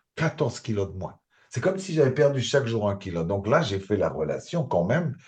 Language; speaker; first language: French; native; French